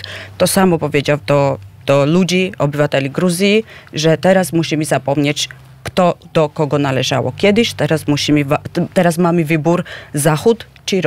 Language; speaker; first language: Polish; non-native, fluent; Georgian